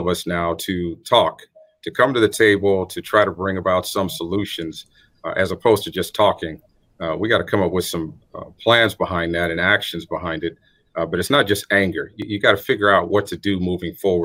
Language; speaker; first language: English; native; English